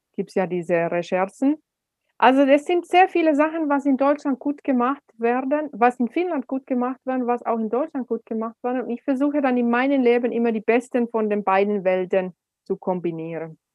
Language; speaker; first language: German; non-native, fluent; Finnish